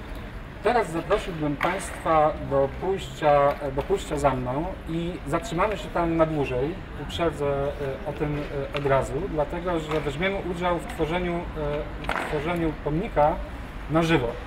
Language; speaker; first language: Polish; native; Polish